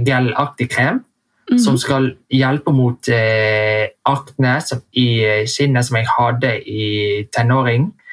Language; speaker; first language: Norwegian; early bilingual, heritage; Vietnamese